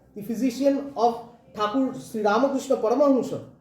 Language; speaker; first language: English; non-native, local second language; Bangla